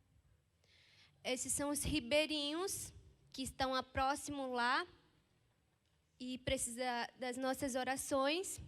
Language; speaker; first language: Portuguese; non-native, local second language; Ticuna